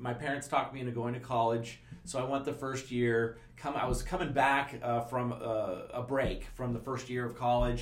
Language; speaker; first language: English; native; English